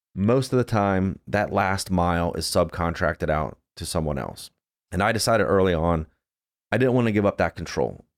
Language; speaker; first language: English; native; English